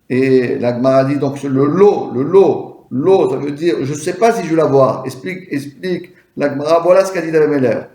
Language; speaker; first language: French; native; French